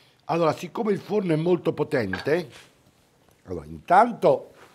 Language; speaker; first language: Italian; native; Italian